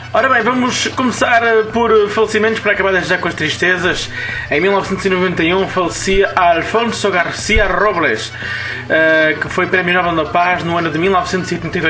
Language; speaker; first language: Portuguese; native; Portuguese